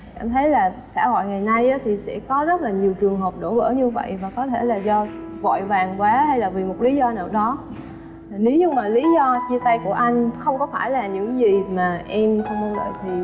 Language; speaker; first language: Vietnamese; native; Vietnamese